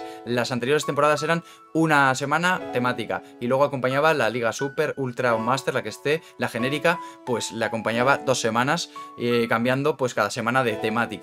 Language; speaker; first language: Spanish; native; Spanish